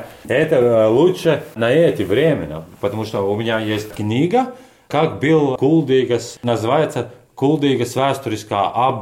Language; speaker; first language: Russian; non-native, learner; Latvian